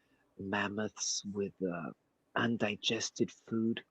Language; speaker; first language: English; non-native, fluent; Portuguese